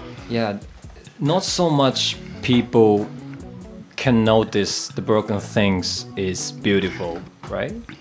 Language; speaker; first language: English; non-native, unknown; Japanese